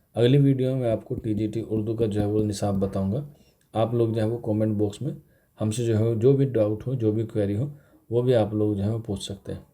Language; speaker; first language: Urdu; native; Urdu